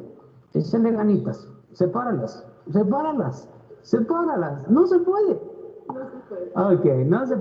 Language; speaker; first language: Spanish; native; Spanish